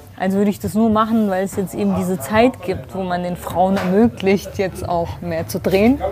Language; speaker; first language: German; early bilingual, other home language; Kurdish